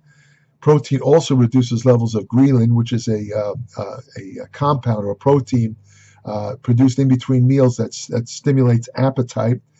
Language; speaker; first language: English; native; English